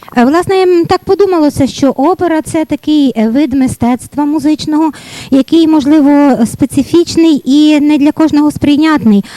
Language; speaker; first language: Ukrainian; native; Ukrainian